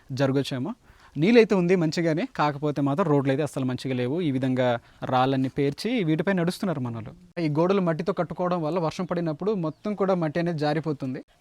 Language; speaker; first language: Telugu; non-native, local second language; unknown